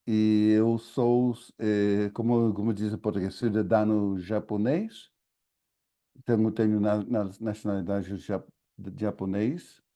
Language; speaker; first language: Portuguese; non-native, fluent; English